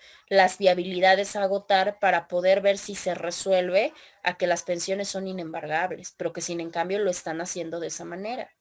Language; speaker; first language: Spanish; native; Spanish